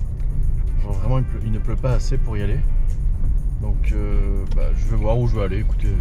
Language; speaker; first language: French; native; French